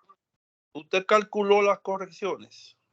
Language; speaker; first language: Spanish; native; Spanish